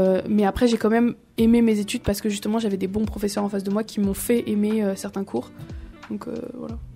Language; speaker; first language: French; native; French